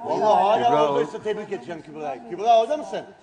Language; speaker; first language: Turkish; native; Turkish